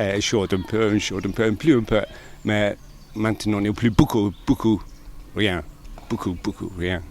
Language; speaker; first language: French; non-native, learner; English